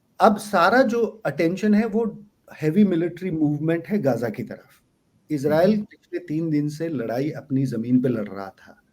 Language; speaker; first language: Hindi; native; Hindi